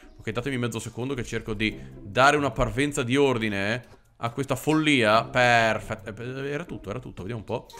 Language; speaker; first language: Italian; native; Italian